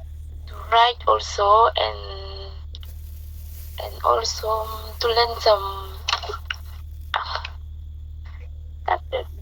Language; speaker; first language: English; non-native, learner; French